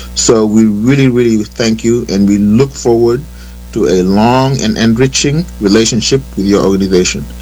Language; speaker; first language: English; non-native, fluent; Wolof